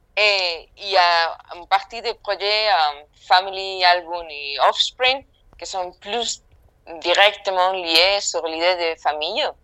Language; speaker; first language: French; non-native, fluent; Spanish